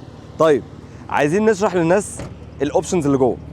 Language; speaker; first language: Arabic; native; Arabic